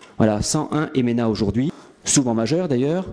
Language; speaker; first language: French; native; French